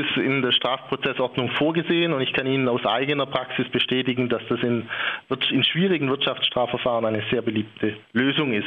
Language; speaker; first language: German; native; German